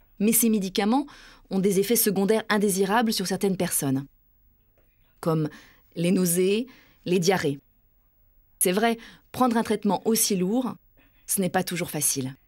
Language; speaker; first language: French; native; French